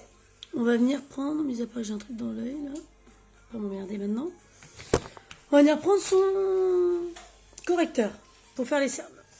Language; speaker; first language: French; native; French